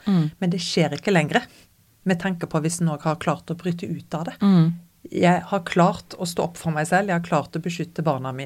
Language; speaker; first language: Norwegian; native; Norwegian